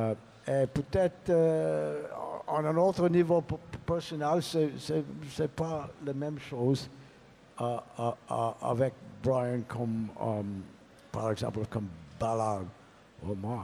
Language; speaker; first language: French; non-native, learner; English